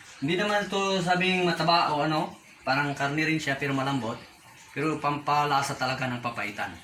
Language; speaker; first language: Filipino; native; Filipino